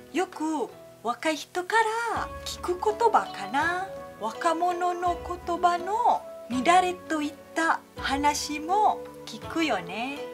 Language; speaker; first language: Japanese; non-native, fluent; Malay